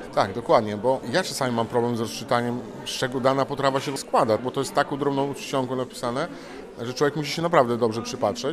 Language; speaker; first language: Polish; native; Polish